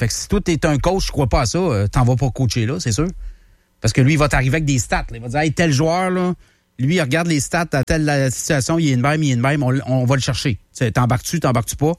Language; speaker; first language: French; native; French